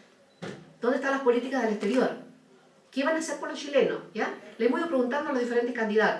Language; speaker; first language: Spanish; native; Spanish